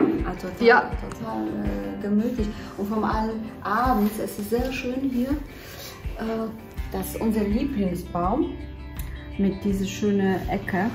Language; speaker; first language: German; non-native, fluent; Polish